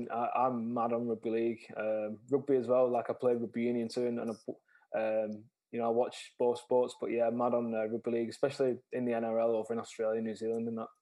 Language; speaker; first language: English; native; English